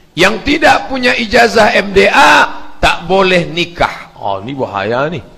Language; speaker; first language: Indonesian; native; Indonesian